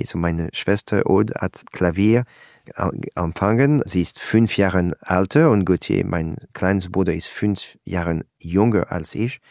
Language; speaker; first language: German; non-native, learner; French